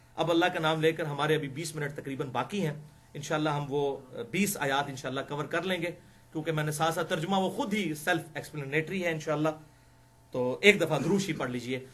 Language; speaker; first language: Urdu; non-native, local second language; Punjabi